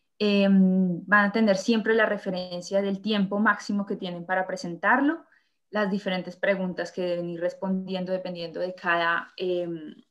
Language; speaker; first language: Spanish; native; Spanish